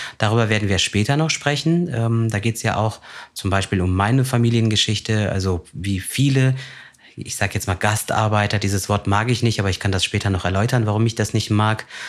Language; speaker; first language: German; early bilingual, other home language; Turkish